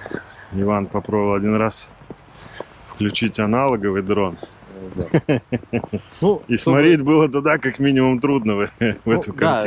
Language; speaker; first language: Russian; native; Russian